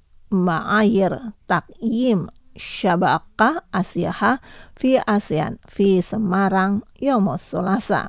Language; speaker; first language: Arabic; non-native, fluent; Indonesian